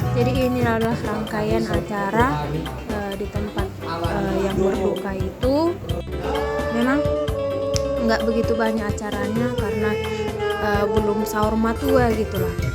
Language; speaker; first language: Indonesian; native; Indonesian